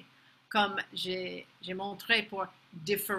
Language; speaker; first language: French; non-native, fluent; English